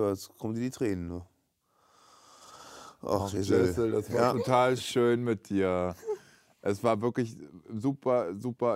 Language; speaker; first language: German; native; German